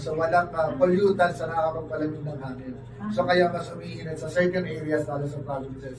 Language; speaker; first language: Filipino; native; Filipino